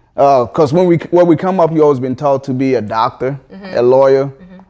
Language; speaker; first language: English; early bilingual, other home language; Akan